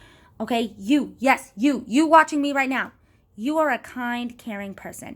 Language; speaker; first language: English; native; English